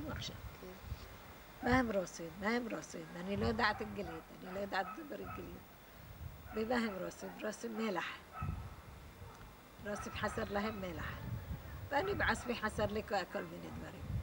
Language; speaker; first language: Hebrew; non-native, fluent; Arabic